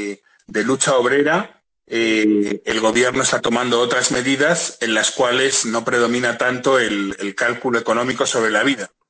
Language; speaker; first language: Spanish; native; Spanish